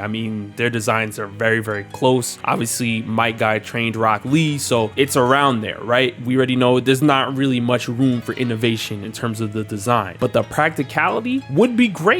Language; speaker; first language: English; native; English